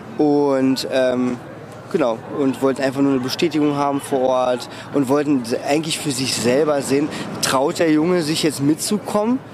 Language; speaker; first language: German; early bilingual, other home language; Russian